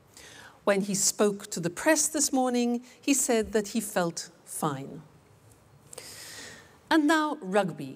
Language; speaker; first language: English; native; English